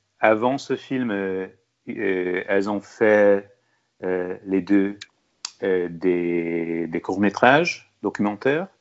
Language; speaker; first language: French; non-native, fluent; Hungarian